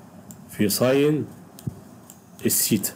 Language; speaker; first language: Arabic; native; Arabic